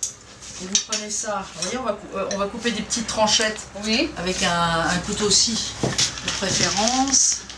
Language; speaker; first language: French; native; French